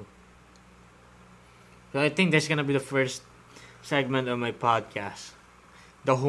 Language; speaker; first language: English; non-native, local second language; Filipino